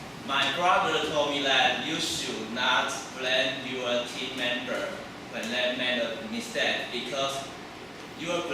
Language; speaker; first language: English; non-native, learner; Chinese